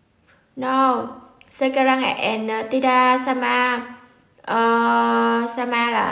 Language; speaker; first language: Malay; non-native, learner; Vietnamese